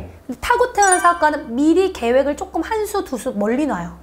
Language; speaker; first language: Korean; native; Korean